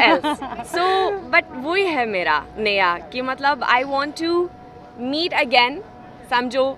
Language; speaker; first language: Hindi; non-native, fluent; Swedish